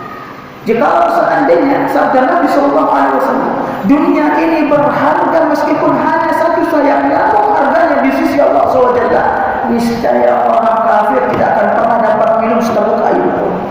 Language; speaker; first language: Indonesian; native; Indonesian